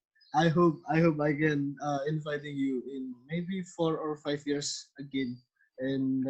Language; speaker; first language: English; non-native, learner; Indonesian